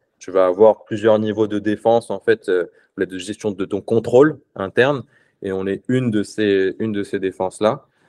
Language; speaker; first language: French; non-native, local second language; Arabic